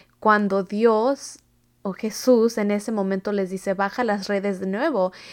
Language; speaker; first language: Spanish; early bilingual, heritage; Spanish